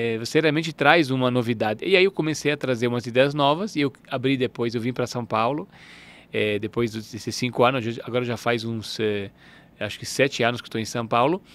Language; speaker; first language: Portuguese; non-native, fluent; Italian